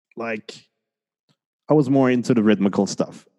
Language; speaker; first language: English; early bilingual, other home language; Spanish